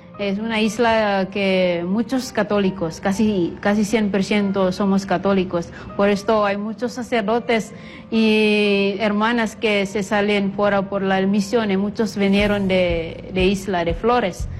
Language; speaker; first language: Spanish; non-native, fluent; Indonesian